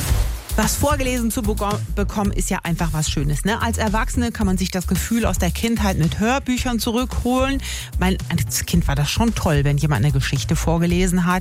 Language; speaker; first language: German; native; German